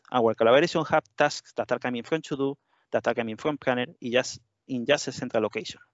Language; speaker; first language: English; non-native, fluent; Spanish